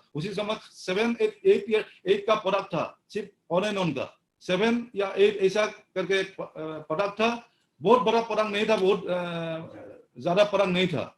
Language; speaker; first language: Hindi; non-native, local second language; Assamese